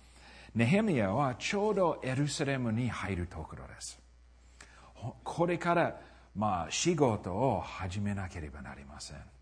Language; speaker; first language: Japanese; non-native, fluent; English